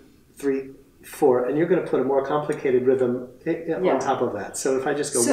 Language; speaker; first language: English; native; English